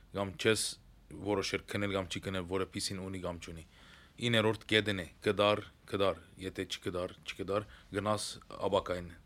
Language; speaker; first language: Armenian; early bilingual, heritage; Armenian